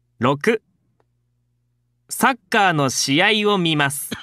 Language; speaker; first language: Japanese; non-native, learner; Filipino